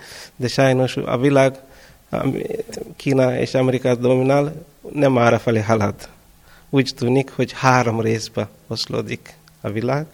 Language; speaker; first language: Hungarian; non-native, fluent; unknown